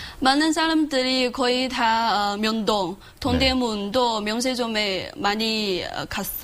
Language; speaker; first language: Korean; non-native, learner; Chinese